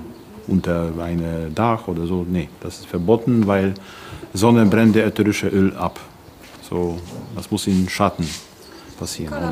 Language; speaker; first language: German; non-native, learner; Polish